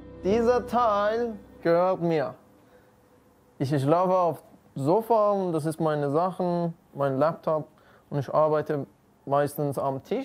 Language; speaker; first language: German; non-native, learner; Persian